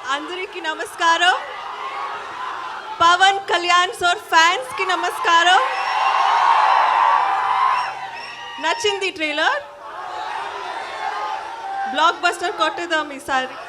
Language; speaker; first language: Telugu; non-native, learner; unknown